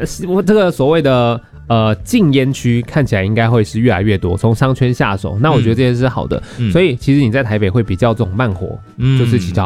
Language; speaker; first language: Chinese; native; Chinese